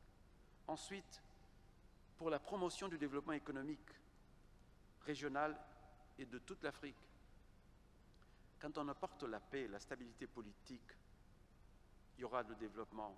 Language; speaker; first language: French; non-native, fluent; Kabuverdianu